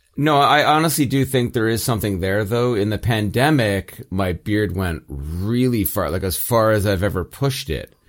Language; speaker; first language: English; early bilingual, other home language; Italian